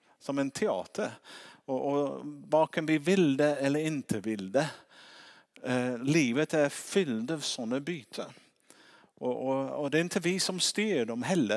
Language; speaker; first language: Swedish; non-native, fluent; English